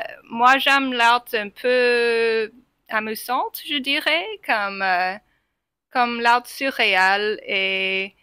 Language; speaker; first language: French; non-native, fluent; English